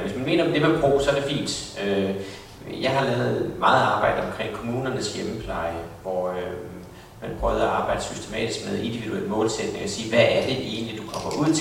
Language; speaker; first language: Danish; native; Danish